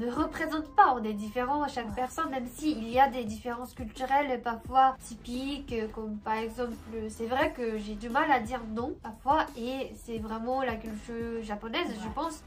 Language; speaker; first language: French; non-native, fluent; Japanese